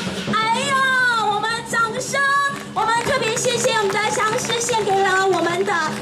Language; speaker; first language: Chinese; native; Chinese